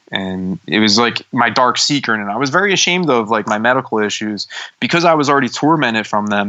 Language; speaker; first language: English; native; English